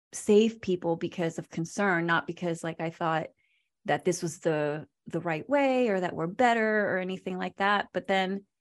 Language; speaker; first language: English; native; English